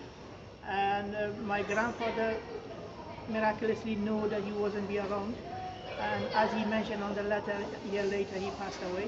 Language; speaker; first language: English; non-native, fluent; Persian